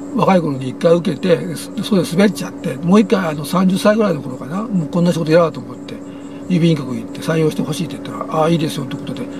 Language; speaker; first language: Japanese; native; Japanese